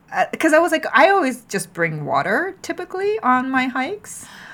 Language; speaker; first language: English; early bilingual, other home language; Japanese